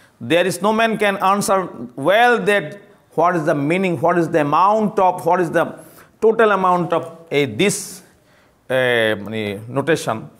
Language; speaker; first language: English; non-native, local second language; Bangla